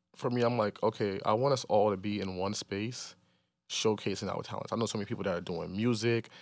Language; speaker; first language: English; native; English